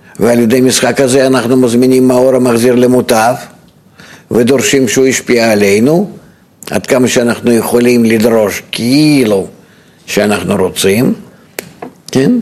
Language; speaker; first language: Hebrew; non-native, fluent; Russian